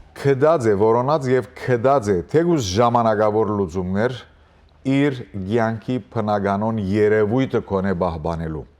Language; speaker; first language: Armenian; early bilingual, heritage; Armenian